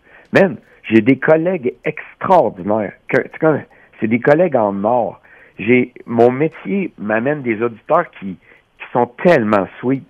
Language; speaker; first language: French; native; French